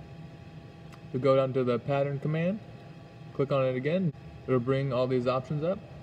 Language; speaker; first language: English; native; English